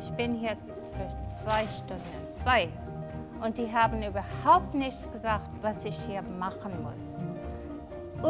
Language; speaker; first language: German; non-native, learner; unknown